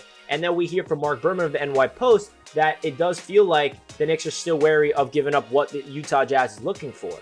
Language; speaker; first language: English; native; English